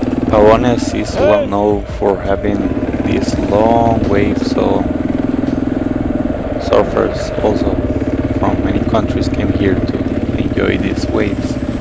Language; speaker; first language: English; non-native, fluent; Spanish